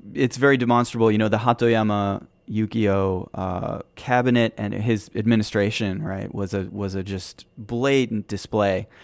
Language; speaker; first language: English; native; English